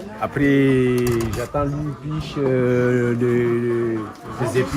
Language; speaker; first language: French; non-native, learner; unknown